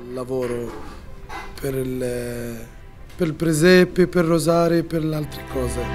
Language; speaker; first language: Italian; non-native, learner; Arabic